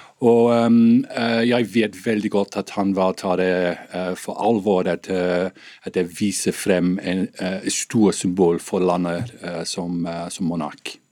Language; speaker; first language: Norwegian; non-native, fluent; English